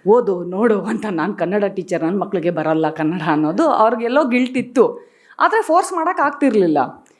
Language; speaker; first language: Kannada; non-native, fluent; Tulu